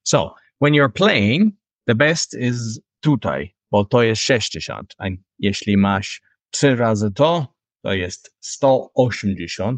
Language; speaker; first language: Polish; non-native, learner; English